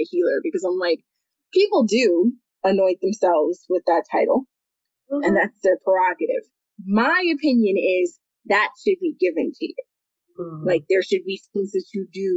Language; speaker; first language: English; native; English